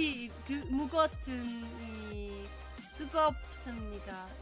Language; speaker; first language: Korean; non-native, learner; English